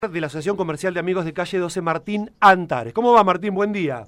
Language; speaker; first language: Spanish; native; Spanish